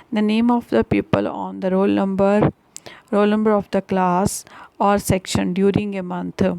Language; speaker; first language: English; non-native, local second language; Punjabi